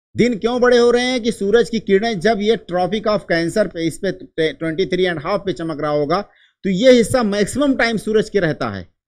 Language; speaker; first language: Hindi; native; Hindi